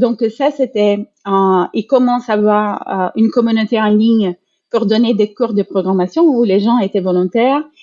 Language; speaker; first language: French; non-native, fluent; Portuguese